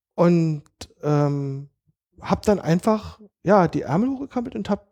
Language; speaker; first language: German; native; German